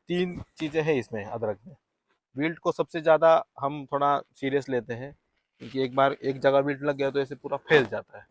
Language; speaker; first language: Hindi; non-native, local second language; Marathi